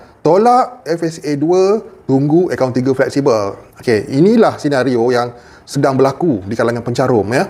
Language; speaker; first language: Malay; native; Malay